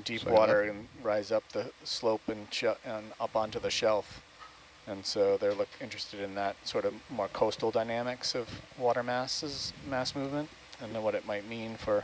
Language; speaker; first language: English; native; English